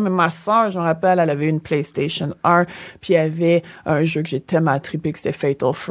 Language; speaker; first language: French; native; French